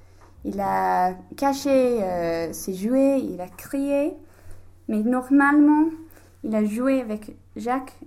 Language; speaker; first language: French; non-native, learner; English